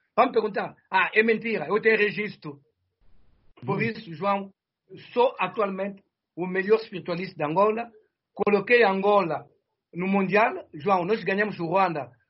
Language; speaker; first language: Portuguese; non-native, fluent; Kongo